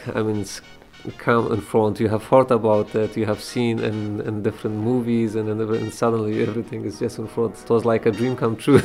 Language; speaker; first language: English; non-native, fluent; Persian